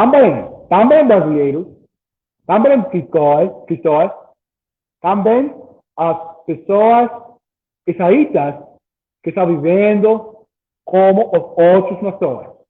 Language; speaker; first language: Portuguese; non-native, learner; English